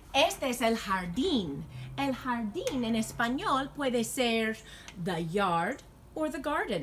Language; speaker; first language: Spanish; non-native, fluent; English